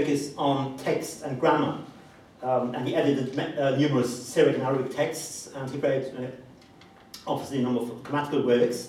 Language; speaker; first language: English; non-native, fluent; German